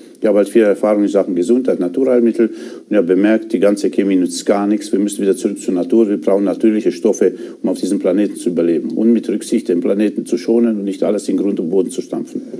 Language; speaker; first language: German; non-native, fluent; Romanian